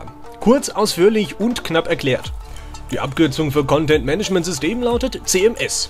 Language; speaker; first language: German; native; German